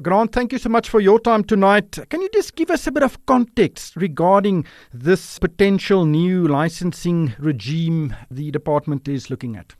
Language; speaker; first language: English; non-native, local second language; Afrikaans